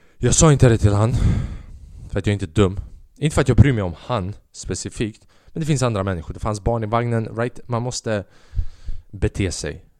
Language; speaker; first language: Swedish; early bilingual, other home language; Albanian